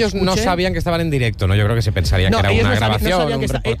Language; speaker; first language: Spanish; native; Spanish